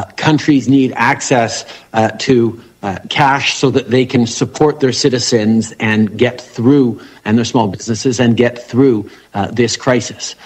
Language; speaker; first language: English; early bilingual, other home language; French